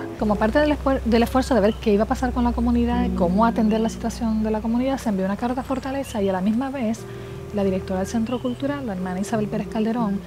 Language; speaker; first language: Spanish; native; Spanish